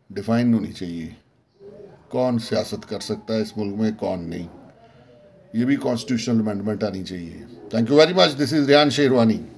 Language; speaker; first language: Urdu; native; Urdu